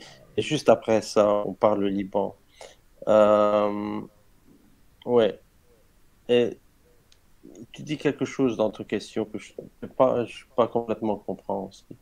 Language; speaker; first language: French; non-native, learner; Arabic